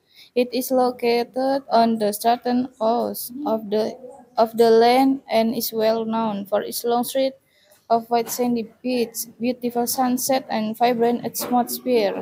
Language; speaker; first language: English; non-native, learner; Indonesian